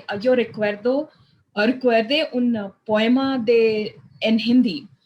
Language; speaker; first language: Spanish; non-native, learner; Hindi